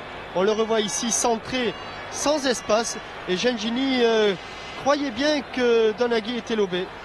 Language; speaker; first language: French; native; French